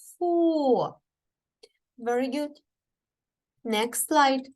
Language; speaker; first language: English; non-native, fluent; Ukrainian